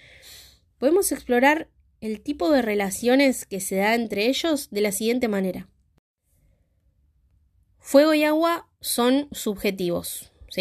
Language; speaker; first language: Spanish; native; Spanish